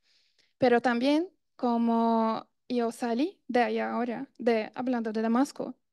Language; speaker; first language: Spanish; non-native, fluent; Arabic